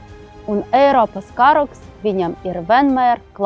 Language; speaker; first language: Latvian; non-native, learner; Ukrainian